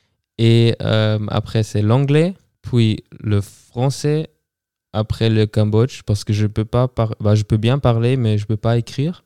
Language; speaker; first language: French; non-native, fluent; German